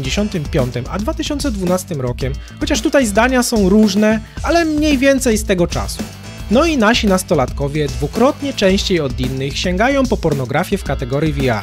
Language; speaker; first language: Polish; native; Polish